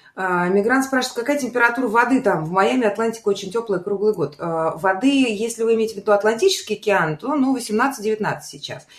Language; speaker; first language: Russian; native; Russian